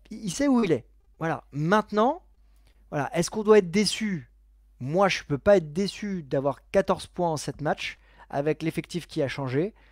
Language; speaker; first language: French; native; French